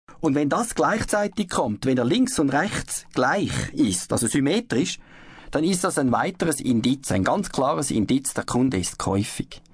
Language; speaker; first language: German; native; German